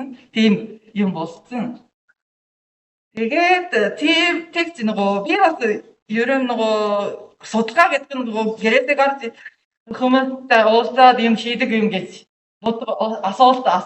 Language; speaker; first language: Mongolian; non-native, learner; Japanese